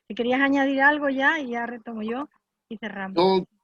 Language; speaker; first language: Spanish; native; Spanish